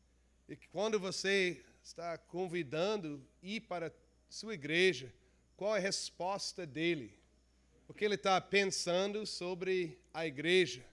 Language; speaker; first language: Portuguese; non-native, fluent; English